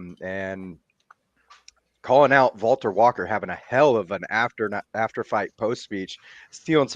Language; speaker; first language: English; native; English